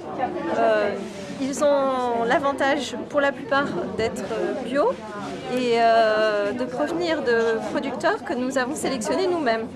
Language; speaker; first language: French; native; French